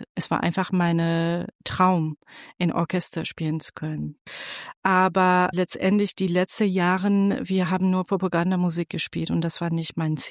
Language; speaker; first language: German; non-native, fluent; Persian